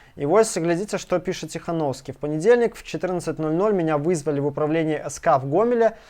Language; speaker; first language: Russian; native; Russian